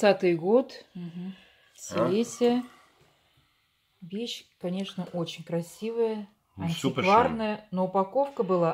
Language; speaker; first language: Russian; native; Russian